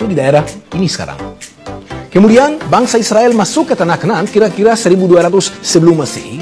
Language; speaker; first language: Indonesian; non-native, fluent; Hebrew